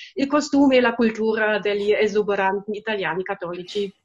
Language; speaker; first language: Italian; non-native, fluent; German